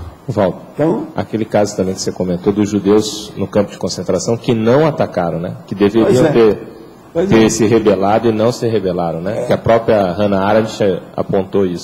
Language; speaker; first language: Portuguese; native; Portuguese